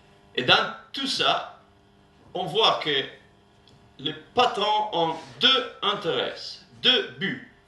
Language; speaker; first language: French; non-native, learner; Italian